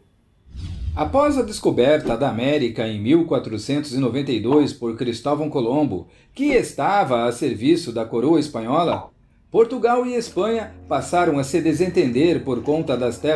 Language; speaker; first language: Portuguese; native; Portuguese